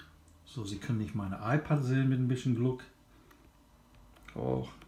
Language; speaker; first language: German; non-native, learner; English